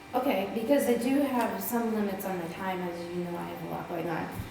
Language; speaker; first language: English; native; English